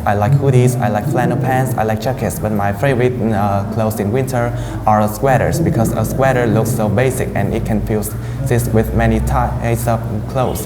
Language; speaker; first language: English; non-native, fluent; Vietnamese